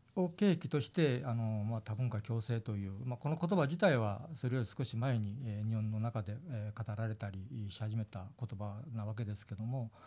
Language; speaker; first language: Japanese; native; Japanese